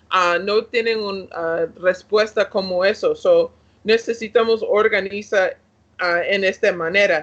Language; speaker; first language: Spanish; non-native, learner; English